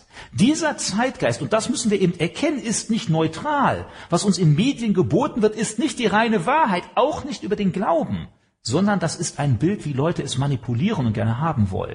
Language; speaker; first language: German; native; German